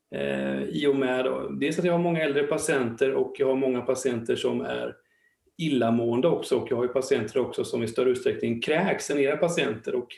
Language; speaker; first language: Swedish; native; Swedish